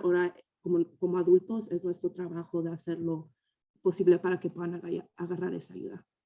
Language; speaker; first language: Spanish; early bilingual, heritage; Spanish